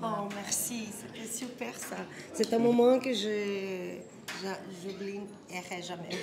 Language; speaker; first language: French; non-native, learner; Portuguese